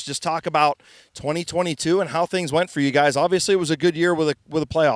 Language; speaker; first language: English; native; English